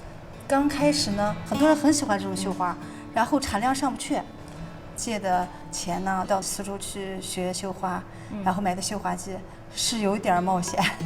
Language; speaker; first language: Chinese; native; Chinese